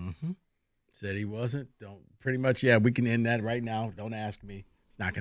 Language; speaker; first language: English; native; English